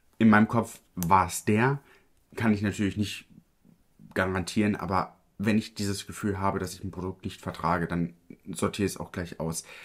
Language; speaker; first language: German; early bilingual, other home language; Italian